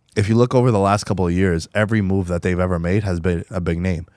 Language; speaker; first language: English; native; English